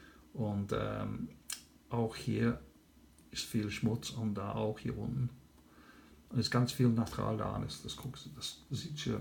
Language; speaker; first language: German; non-native, learner; English